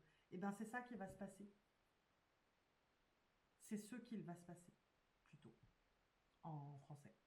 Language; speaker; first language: French; native; French